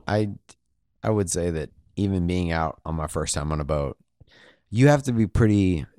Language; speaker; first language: English; native; English